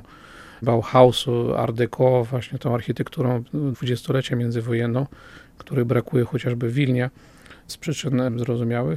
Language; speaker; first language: Polish; native; Polish